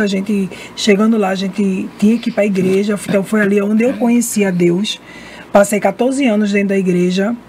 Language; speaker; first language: Portuguese; native; Portuguese